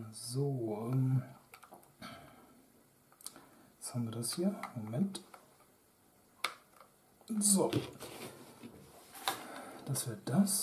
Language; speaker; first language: German; native; German